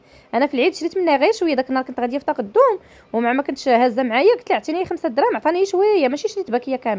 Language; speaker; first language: Arabic; native; Arabic